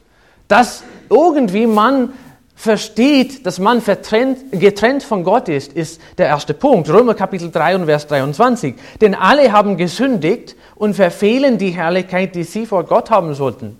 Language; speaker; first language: German; non-native, fluent; English